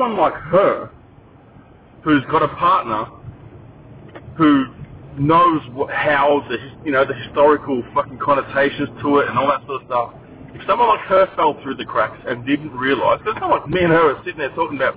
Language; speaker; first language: English; native; English